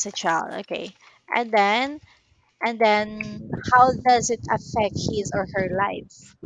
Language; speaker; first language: English; non-native, local second language; Filipino